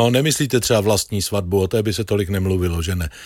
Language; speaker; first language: Czech; native; Czech